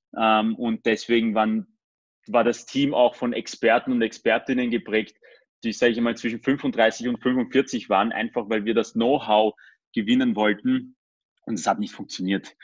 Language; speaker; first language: German; early bilingual, other home language; Armenian